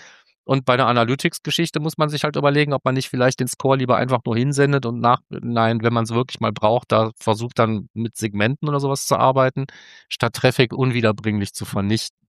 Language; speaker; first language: German; native; German